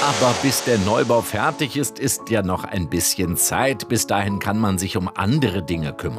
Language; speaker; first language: German; native; German